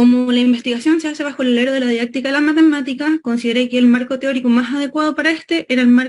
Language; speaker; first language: Spanish; native; Spanish